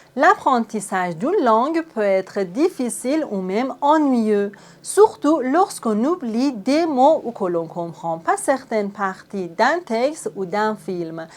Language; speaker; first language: French; non-native, fluent; Persian